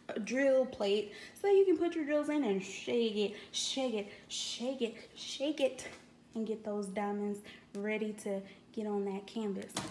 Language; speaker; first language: English; native; English